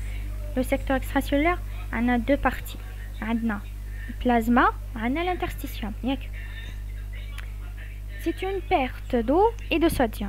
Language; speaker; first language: French; non-native, local second language; Arabic